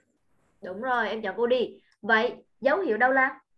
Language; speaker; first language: Vietnamese; native; Vietnamese